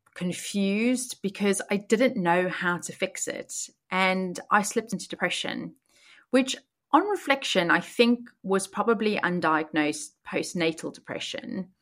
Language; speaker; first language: English; native; English